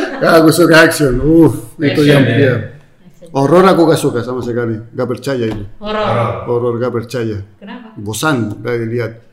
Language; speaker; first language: Indonesian; non-native, fluent; Spanish